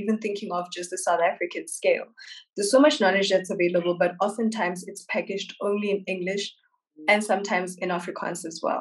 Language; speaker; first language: English; non-native, local second language; Southern Sotho